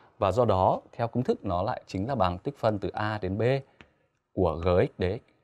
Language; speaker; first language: Vietnamese; native; Vietnamese